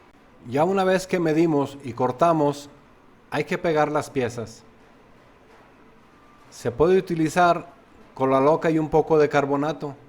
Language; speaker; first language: Spanish; native; Spanish